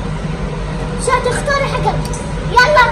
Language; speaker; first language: Arabic; native; Arabic